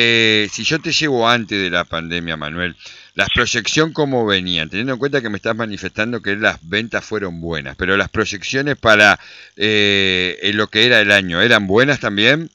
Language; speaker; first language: Spanish; native; Spanish